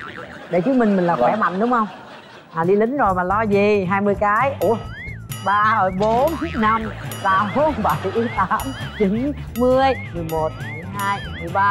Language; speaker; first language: Vietnamese; native; Vietnamese